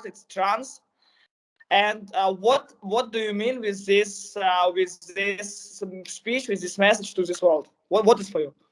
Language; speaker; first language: English; non-native, learner; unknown